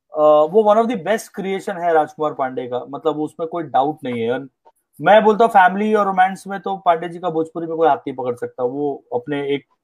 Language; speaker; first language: Hindi; native; Hindi